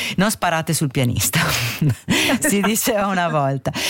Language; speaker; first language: Italian; native; Italian